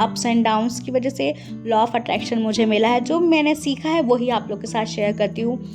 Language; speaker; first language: Hindi; native; Hindi